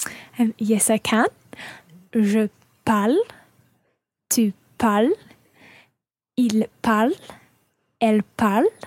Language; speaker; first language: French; non-native, learner; English